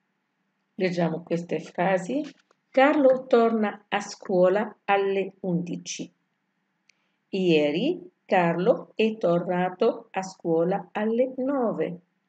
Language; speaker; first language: Italian; non-native, fluent; Arabic